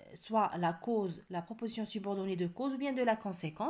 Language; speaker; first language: French; non-native, local second language; Arabic